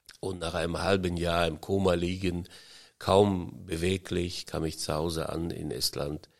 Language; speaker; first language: German; early bilingual, heritage; German